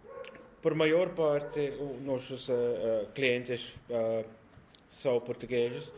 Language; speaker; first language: Portuguese; non-native, learner; English